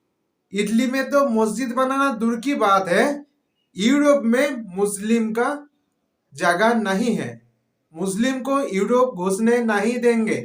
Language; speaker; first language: Hindi; non-native, local second language; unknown